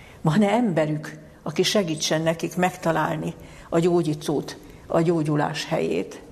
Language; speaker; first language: Hungarian; native; Hungarian